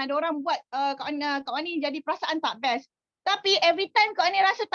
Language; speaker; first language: Malay; native; Malay